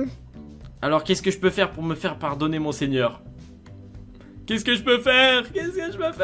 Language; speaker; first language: French; native; French